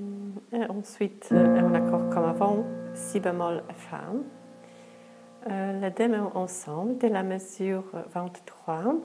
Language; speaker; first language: French; non-native, fluent; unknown